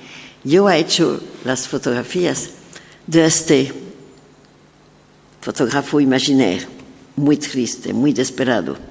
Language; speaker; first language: Spanish; non-native, learner; French